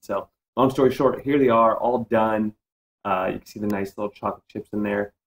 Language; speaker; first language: English; native; English